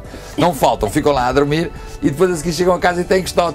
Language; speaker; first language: Portuguese; native; Portuguese